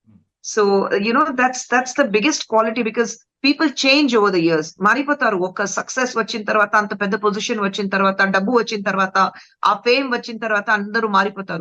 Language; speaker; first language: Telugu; non-native, fluent; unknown